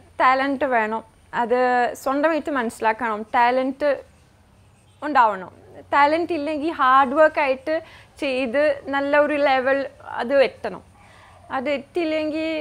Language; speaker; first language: Malayalam; non-native, fluent; French